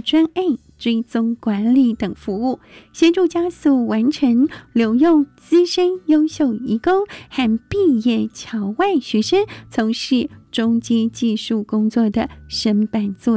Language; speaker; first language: Chinese; native; Chinese